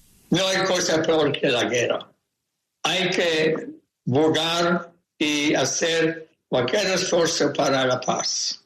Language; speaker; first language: Spanish; non-native, fluent; German